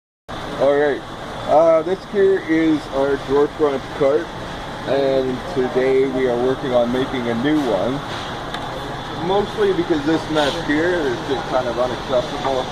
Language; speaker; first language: English; native; English